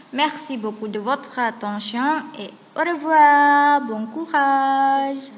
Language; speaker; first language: French; non-native, learner; Indonesian